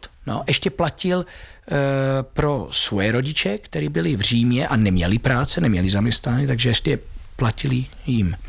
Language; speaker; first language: Czech; non-native, fluent; Italian